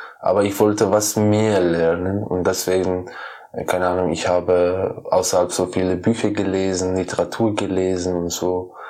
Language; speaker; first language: German; non-native, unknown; Persian